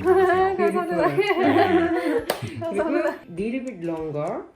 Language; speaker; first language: Korean; non-native, learner; Norwegian